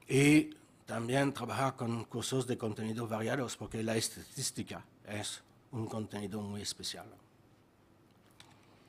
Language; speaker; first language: Spanish; non-native, fluent; French